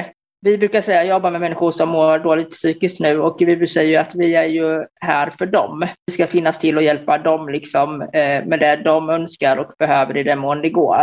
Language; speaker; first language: Swedish; native; Swedish